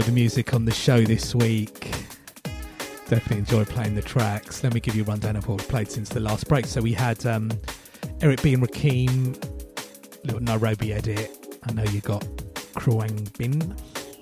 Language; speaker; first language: English; native; English